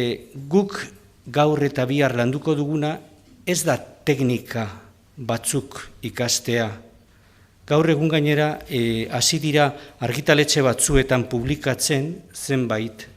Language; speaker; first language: Basque; native; Basque